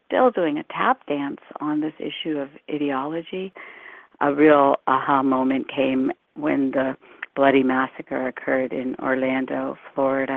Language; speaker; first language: English; early bilingual, other home language; Urdu